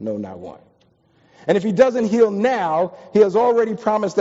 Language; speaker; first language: English; native; English